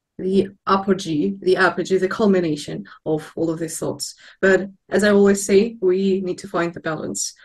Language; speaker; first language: English; non-native, fluent; Russian